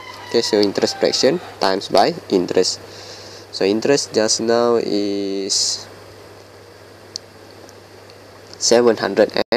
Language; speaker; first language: English; non-native, local second language; Malay